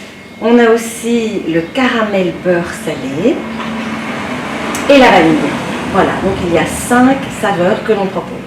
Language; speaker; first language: French; native; French